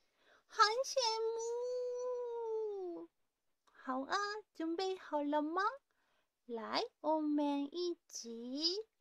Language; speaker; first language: Chinese; non-native, learner; Japanese